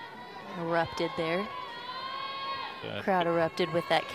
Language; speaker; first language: English; native; English